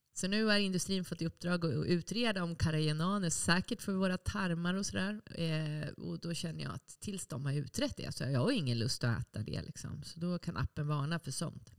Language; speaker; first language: Swedish; native; Swedish